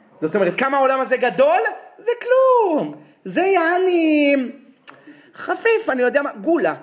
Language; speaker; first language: Hebrew; native; Hebrew